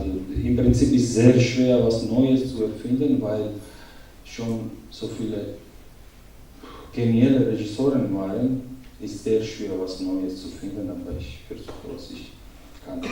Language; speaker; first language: German; non-native, learner; Georgian